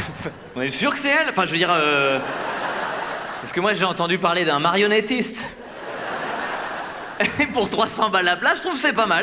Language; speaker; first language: French; native; French